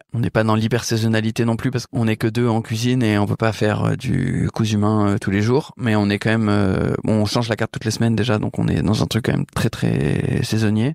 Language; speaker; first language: French; native; French